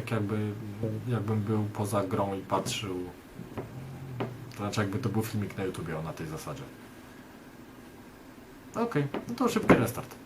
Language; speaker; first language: Polish; native; Polish